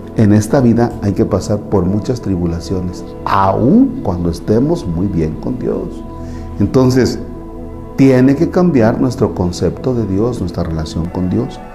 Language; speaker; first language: Spanish; native; Spanish